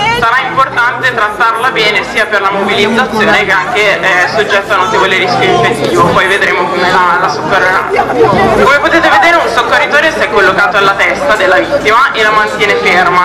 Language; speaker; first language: Italian; native; Italian